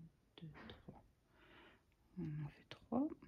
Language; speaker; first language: French; native; French